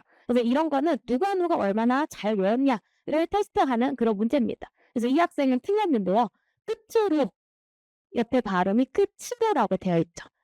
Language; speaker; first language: Korean; native; Korean